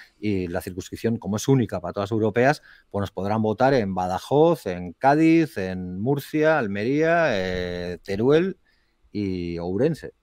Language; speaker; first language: Spanish; native; Spanish